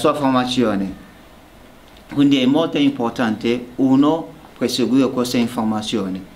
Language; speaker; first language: Italian; non-native, learner; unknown